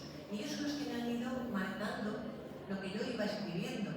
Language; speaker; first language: Spanish; native; Spanish